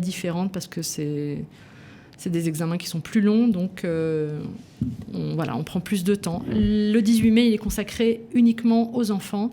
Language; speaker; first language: French; native; French